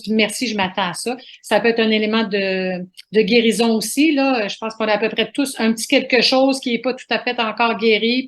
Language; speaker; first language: French; native; French